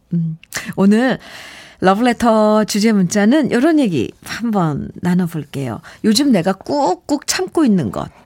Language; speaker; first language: Korean; native; Korean